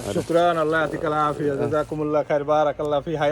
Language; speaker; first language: Arabic; non-native, learner; Bangla